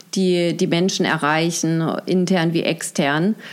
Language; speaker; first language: German; native; German